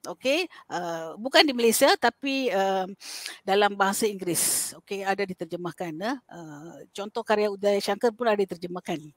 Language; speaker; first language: Malay; non-native, local second language; Tamil